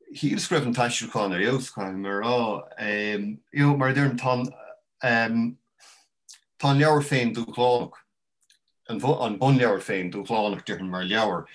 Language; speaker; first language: Irish; non-native, local second language; English